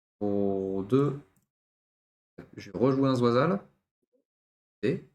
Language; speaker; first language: French; native; French